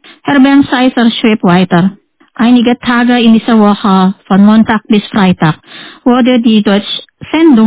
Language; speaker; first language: German; non-native, fluent; Indonesian